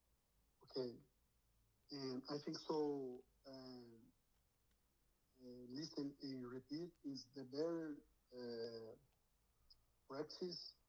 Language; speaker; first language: English; non-native, learner; Portuguese